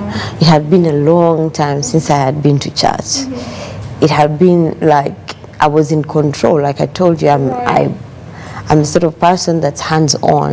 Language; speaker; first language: English; non-native, local second language; Ganda